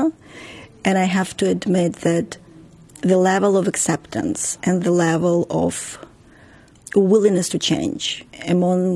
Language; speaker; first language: English; non-native, fluent; Ukrainian